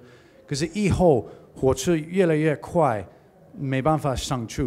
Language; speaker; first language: Chinese; non-native, learner; English